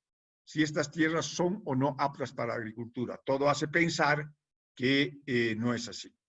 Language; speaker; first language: Spanish; native; Spanish